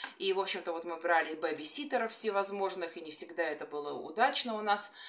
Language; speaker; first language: Russian; native; Russian